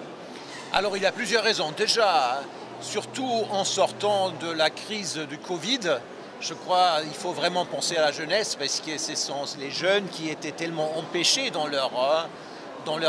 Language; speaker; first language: French; non-native, fluent; German